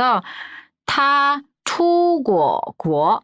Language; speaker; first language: Chinese; non-native, fluent; Korean